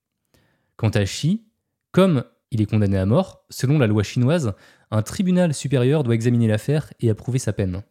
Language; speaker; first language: French; native; French